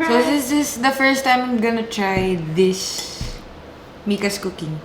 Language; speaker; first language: English; non-native, local second language; Filipino